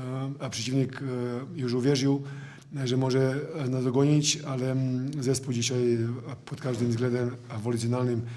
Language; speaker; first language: Polish; non-native, fluent; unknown